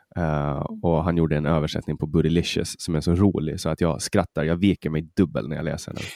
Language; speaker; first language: Swedish; native; Swedish